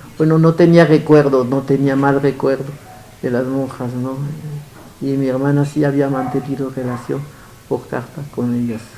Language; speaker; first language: Spanish; early bilingual, other home language; Yiddish